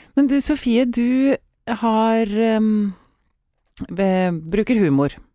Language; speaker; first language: Norwegian; native; Norwegian